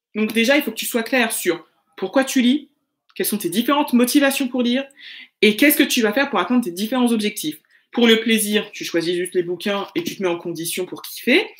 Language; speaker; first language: French; native; French